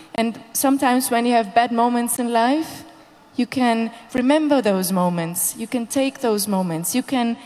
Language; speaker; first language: English; non-native, fluent; Hungarian